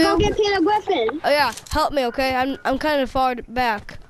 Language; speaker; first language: English; native; English